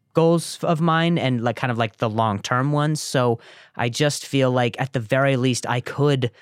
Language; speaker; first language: English; native; English